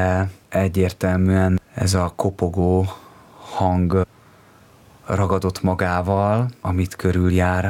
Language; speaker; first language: Hungarian; native; Hungarian